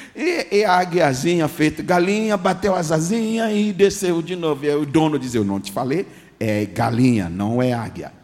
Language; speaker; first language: Portuguese; non-native, fluent; English